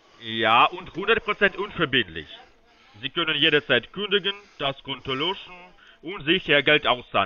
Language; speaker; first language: German; non-native, fluent; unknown